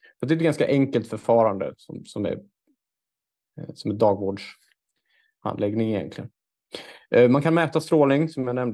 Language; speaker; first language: Swedish; native; Swedish